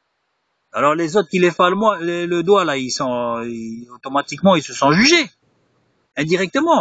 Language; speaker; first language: French; native; French